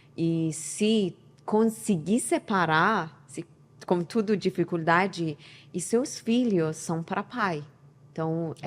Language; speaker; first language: Portuguese; non-native, learner; Persian